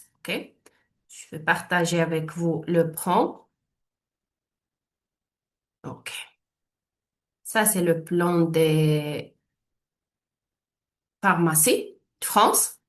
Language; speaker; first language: French; non-native, learner; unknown